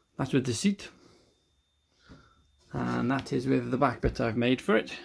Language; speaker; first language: English; native; English